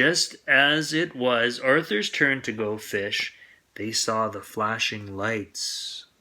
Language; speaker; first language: English; native; English